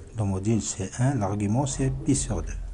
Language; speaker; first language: French; non-native, local second language; Arabic